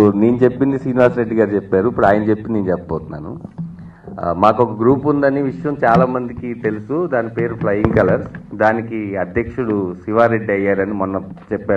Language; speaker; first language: Telugu; native; Telugu